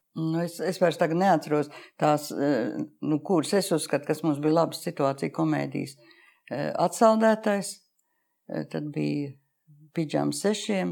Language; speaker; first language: Latvian; native; Latvian